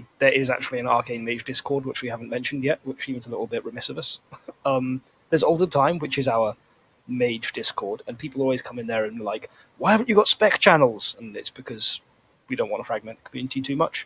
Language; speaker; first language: English; native; English